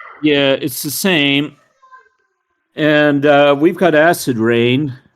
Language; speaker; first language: English; native; English